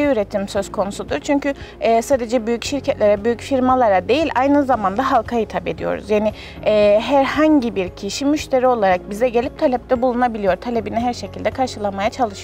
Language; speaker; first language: Turkish; native; Turkish